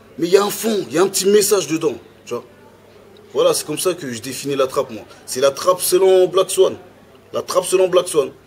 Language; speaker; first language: French; early bilingual, other home language; Lingala